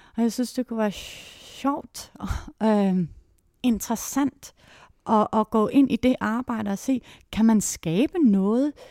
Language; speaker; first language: Danish; native; Danish